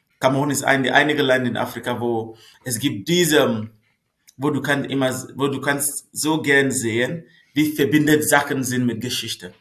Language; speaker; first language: German; non-native, fluent; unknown